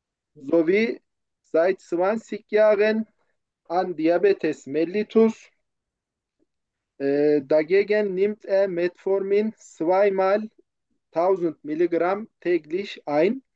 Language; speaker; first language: German; non-native, fluent; Turkish